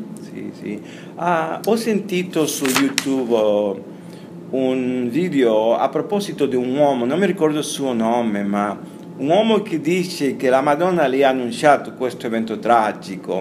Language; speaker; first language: Italian; non-native, learner; Spanish